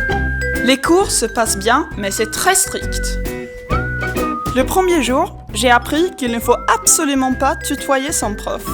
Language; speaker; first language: French; non-native, fluent; Swedish